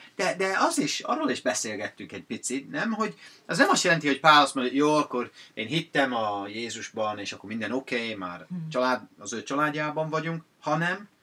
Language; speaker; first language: Hungarian; non-native, fluent; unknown